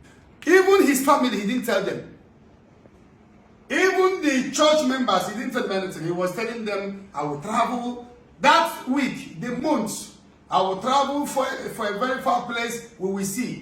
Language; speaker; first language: English; non-native, local second language; Igbo